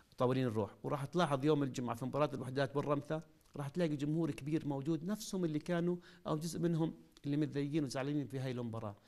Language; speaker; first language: Arabic; native; Arabic